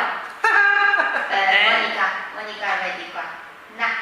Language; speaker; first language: Italian; non-native, learner; Chinese